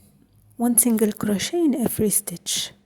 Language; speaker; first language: English; non-native, fluent; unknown